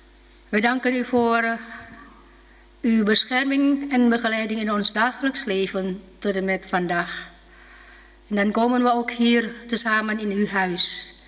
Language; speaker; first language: Dutch; non-native, fluent; Indonesian